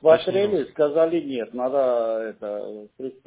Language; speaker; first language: Russian; non-native, local second language; Armenian